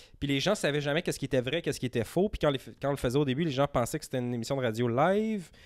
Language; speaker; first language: French; native; French